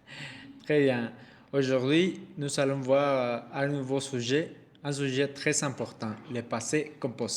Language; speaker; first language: French; non-native, learner; Spanish